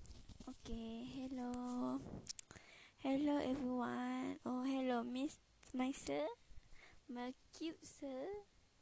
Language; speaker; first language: English; non-native, learner; Malay